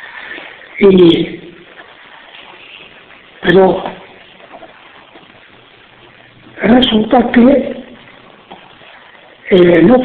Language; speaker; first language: Spanish; non-native, local second language; Friulian